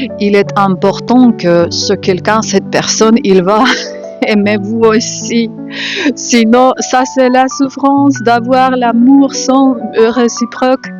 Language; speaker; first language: French; non-native, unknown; Ukrainian